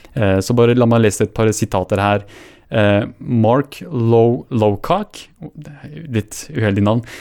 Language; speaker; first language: Norwegian; early bilingual, other home language; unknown